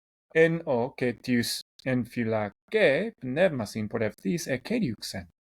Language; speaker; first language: Greek; non-native, learner; English